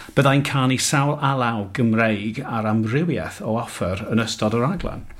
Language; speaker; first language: Welsh; non-native, fluent; English